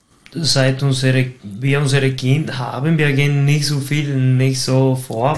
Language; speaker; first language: German; non-native, fluent; Spanish